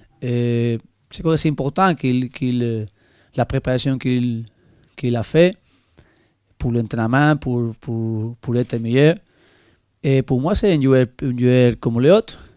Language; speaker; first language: French; non-native, learner; Spanish